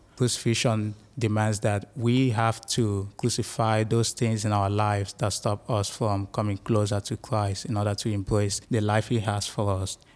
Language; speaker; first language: English; non-native, local second language; Igbo